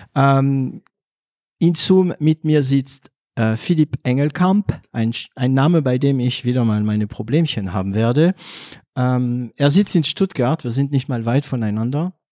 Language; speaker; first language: German; non-native, fluent; French